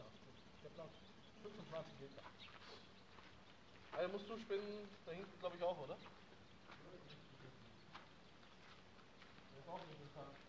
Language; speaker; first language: German; native; German